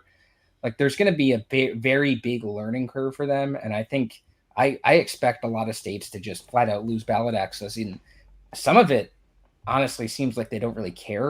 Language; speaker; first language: English; native; English